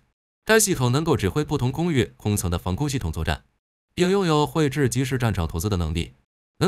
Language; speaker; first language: Chinese; native; Chinese